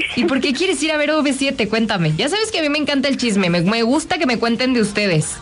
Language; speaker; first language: Spanish; native; Spanish